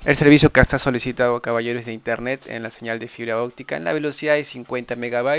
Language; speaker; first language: Spanish; native; Spanish